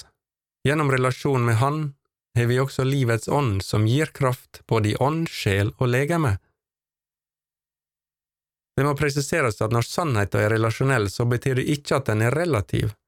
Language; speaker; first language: Norwegian; native; Norwegian